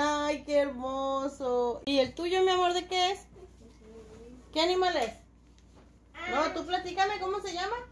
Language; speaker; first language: Spanish; native; Spanish